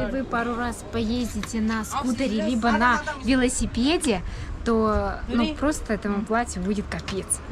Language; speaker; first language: Russian; native; Russian